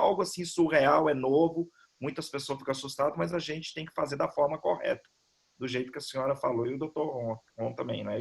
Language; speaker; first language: Portuguese; native; Portuguese